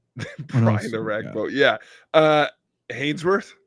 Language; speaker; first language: English; native; English